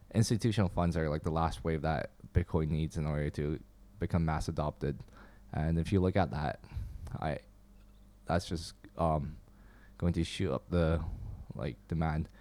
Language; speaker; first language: English; non-native, fluent; Chinese